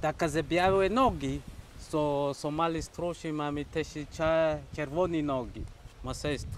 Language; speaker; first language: Polish; non-native, learner; Swahili